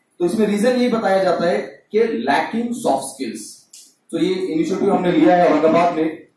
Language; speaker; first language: Hindi; non-native, local second language; Urdu